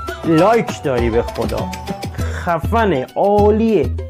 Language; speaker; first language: Persian; native; Persian